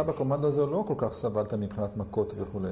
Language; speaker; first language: Hebrew; native; Hebrew